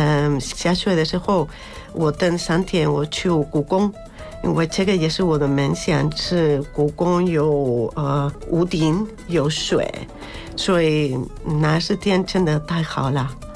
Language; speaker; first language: Chinese; non-native, learner; Spanish